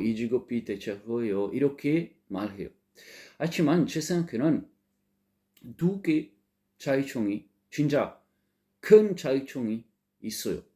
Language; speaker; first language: Korean; non-native, learner; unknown